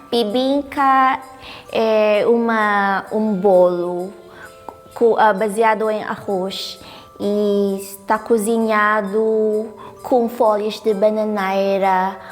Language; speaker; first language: Portuguese; non-native, fluent; Cebuano